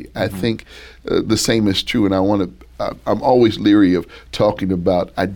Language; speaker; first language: English; native; English